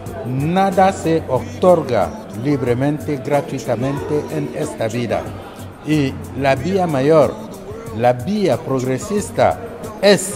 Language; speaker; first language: Spanish; non-native, fluent; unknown